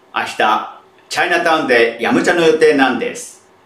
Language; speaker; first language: Japanese; native; Japanese